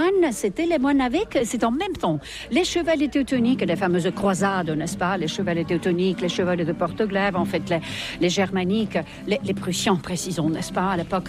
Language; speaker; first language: French; non-native, fluent; Estonian